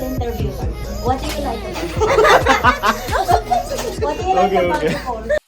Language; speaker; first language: English; non-native, local second language; Hindi